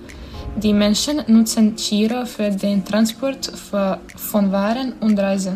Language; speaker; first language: German; non-native, learner; Bosnian